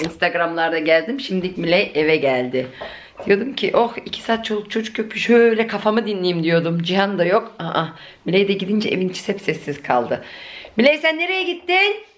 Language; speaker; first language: Turkish; early bilingual, heritage; Turkish